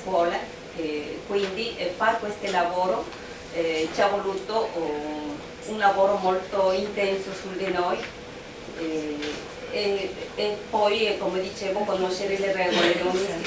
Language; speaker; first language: Italian; non-native, fluent; Spanish